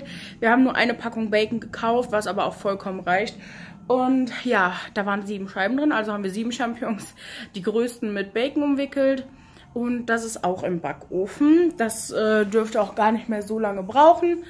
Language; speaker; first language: German; native; German